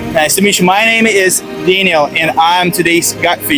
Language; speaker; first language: English; non-native, fluent; Azerbaijani